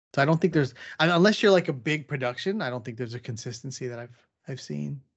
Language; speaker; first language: English; native; English